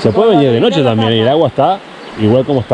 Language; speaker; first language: Spanish; native; Spanish